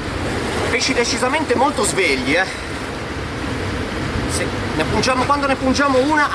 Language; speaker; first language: Italian; native; Italian